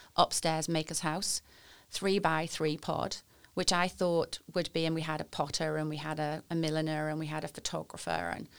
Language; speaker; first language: English; native; English